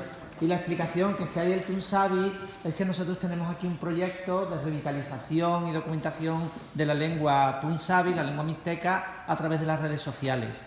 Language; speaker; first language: Spanish; native; Spanish